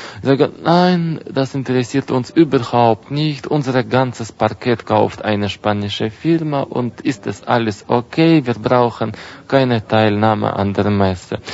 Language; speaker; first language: German; non-native, learner; Russian